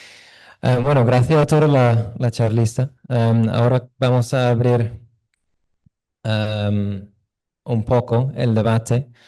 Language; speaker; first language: Spanish; non-native, fluent; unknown